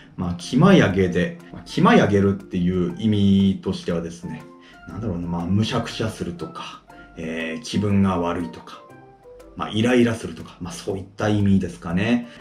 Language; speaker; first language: Japanese; native; Japanese